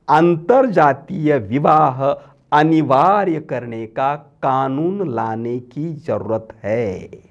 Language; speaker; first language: Hindi; non-native, local second language; Marathi